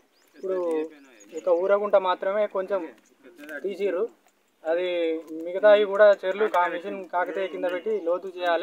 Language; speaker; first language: Telugu; native; Telugu